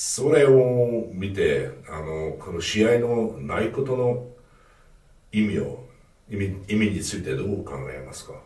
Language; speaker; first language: Japanese; non-native, fluent; Hungarian